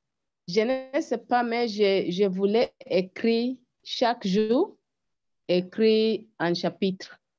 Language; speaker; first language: French; non-native, learner; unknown